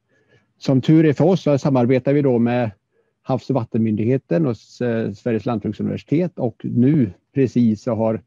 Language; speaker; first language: Swedish; native; Swedish